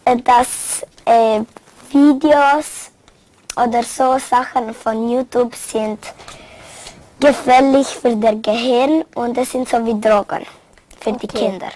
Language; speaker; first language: German; non-native, learner; Spanish